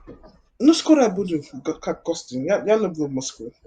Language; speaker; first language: Russian; non-native, learner; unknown